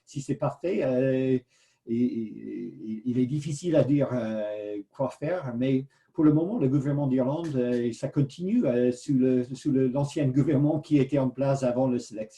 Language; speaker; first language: French; non-native, fluent; English